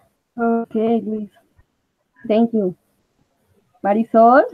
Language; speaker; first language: English; non-native, learner; Spanish